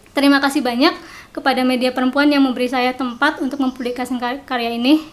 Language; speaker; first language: Indonesian; non-native, local second language; Sundanese